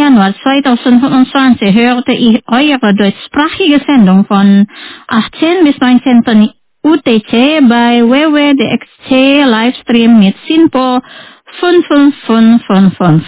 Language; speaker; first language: German; non-native, fluent; Indonesian